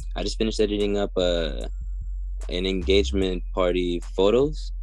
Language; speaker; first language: Spanish; early bilingual, heritage; Spanish